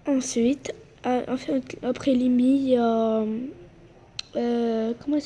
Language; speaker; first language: French; non-native, local second language; Arabic